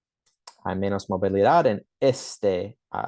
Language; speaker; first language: Spanish; early bilingual, heritage; English